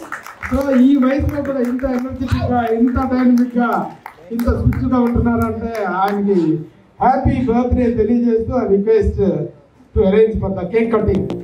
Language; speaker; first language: Telugu; native; Telugu